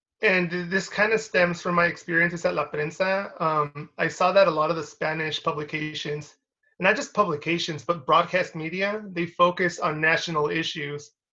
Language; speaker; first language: English; early bilingual, other home language; Spanish